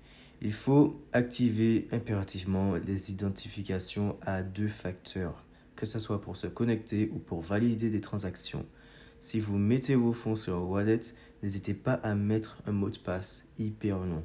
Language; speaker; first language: French; native; French